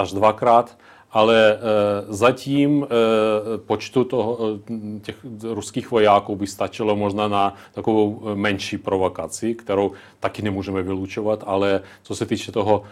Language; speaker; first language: Czech; non-native, local second language; Ukrainian